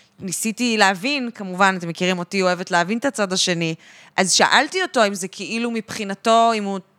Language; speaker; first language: Hebrew; native; Hebrew